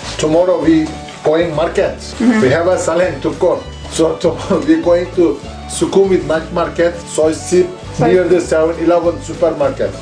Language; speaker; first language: English; non-native, learner; Turkish